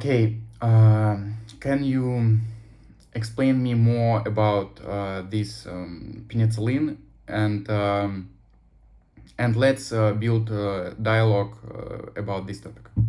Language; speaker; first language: English; non-native, learner; Russian